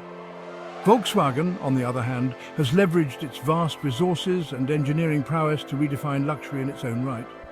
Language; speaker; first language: English; native; English